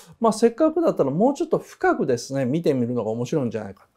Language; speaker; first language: Japanese; native; Japanese